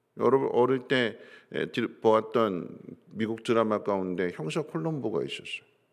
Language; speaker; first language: Korean; native; Korean